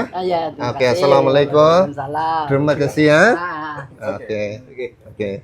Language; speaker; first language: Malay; non-native, learner; Tamil